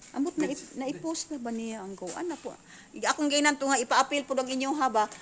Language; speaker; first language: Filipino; non-native, local second language; Cebuano